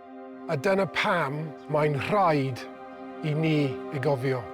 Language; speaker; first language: Welsh; non-native, local second language; English